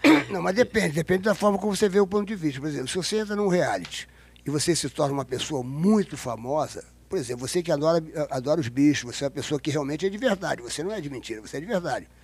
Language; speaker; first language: Portuguese; native; Portuguese